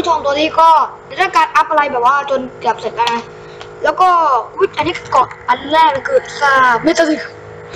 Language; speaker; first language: Thai; native; Thai